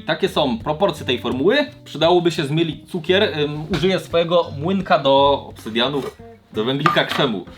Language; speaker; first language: Polish; native; Polish